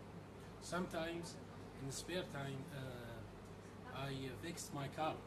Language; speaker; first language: English; non-native, learner; Arabic